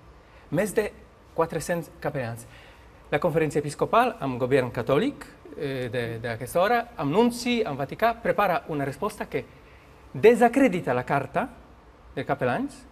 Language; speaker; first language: Catalan; non-native, learner; Polish